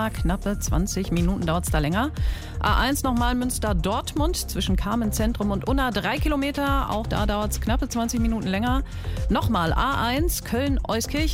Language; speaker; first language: German; native; German